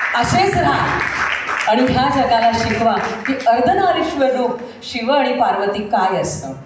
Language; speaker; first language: Marathi; non-native, local second language; Gujarati